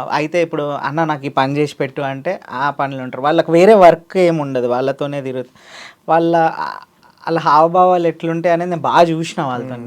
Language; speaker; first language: Telugu; native; Telugu